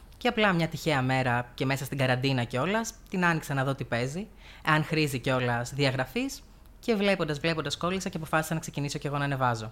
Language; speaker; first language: Greek; native; Greek